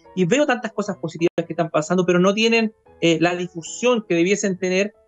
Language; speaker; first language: Spanish; native; Spanish